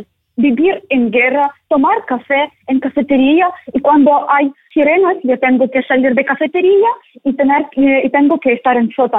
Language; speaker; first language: Spanish; non-native, learner; Ukrainian